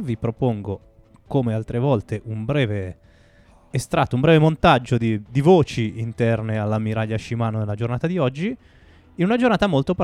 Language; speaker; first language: Italian; native; Italian